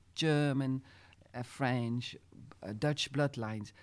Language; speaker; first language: English; non-native, fluent; Dutch